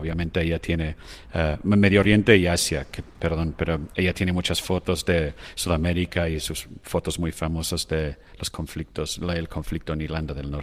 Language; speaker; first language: Spanish; non-native, fluent; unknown